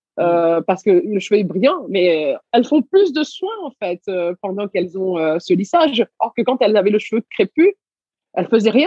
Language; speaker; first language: French; early bilingual, other home language; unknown